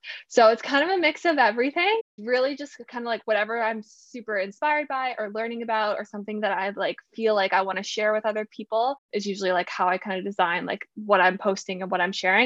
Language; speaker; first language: English; native; English